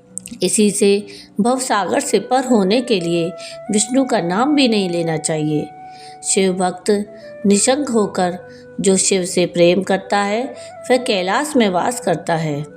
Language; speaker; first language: Hindi; native; Hindi